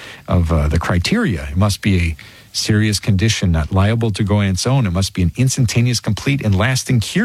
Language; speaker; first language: English; native; English